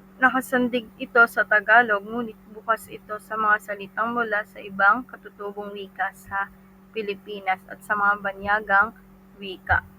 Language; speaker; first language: Filipino; non-native, local second language; Cebuano